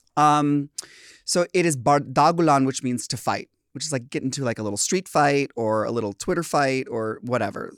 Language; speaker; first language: English; early bilingual, other home language; Filipino